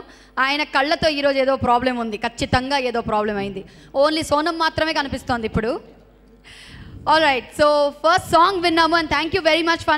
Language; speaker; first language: Telugu; native; Telugu